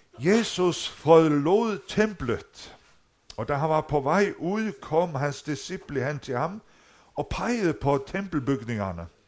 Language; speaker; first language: Danish; non-native, local second language; Faroese